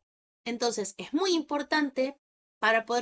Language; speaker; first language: Spanish; native; Spanish